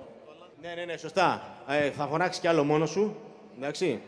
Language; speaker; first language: Greek; native; Greek